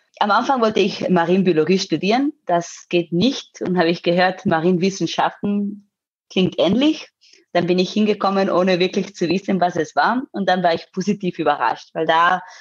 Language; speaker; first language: German; non-native, fluent; Spanish